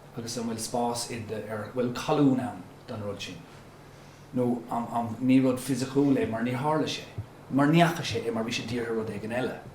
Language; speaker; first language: Irish; non-native, local second language; English